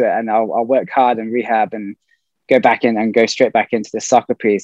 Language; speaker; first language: English; native; English